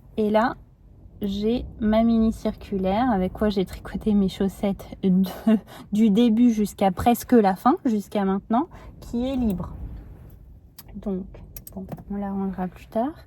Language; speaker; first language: French; native; French